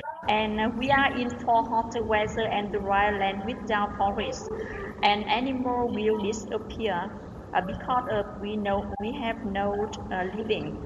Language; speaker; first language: English; non-native, learner; Vietnamese